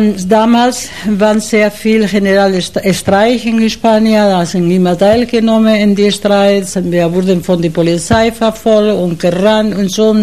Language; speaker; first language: German; non-native, fluent; Spanish